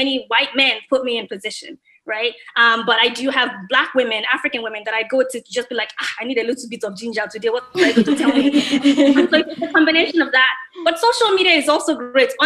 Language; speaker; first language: English; non-native, local second language; Yoruba